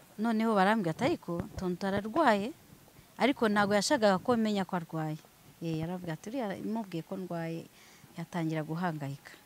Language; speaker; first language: Kinyarwanda; early bilingual, heritage; Swahili